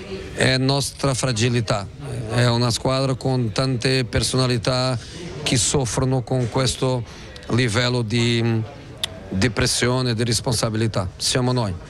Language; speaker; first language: Italian; non-native, fluent; Portuguese